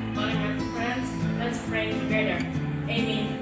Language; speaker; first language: English; non-native, learner; Indonesian